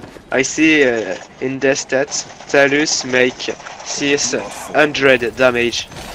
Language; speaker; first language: English; non-native, learner; French